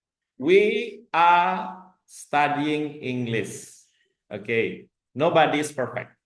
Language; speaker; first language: English; non-native, fluent; Indonesian